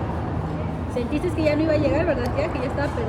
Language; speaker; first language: Spanish; native; Spanish